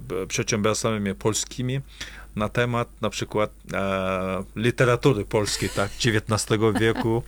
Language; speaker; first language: Polish; non-native, fluent; Kazakh